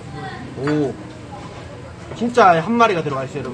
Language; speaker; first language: Korean; native; Korean